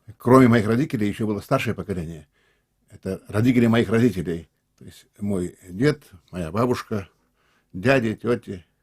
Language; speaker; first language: Russian; non-native, local second language; Crimean Tatar